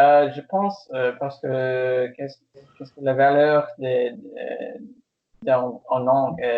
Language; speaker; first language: French; non-native, learner; English